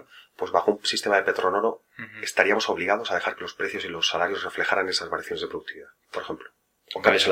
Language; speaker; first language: Spanish; native; Spanish